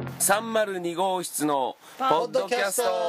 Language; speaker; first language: Japanese; native; Japanese